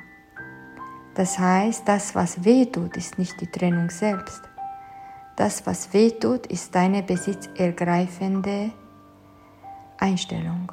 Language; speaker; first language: German; non-native, fluent; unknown